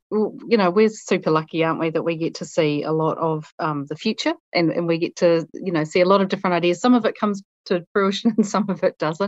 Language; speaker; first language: English; native; English